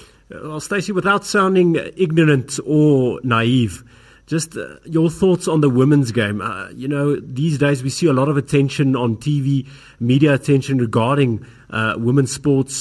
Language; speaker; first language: English; non-native, local second language; Afrikaans